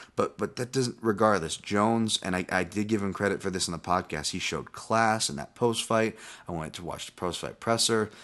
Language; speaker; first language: English; native; English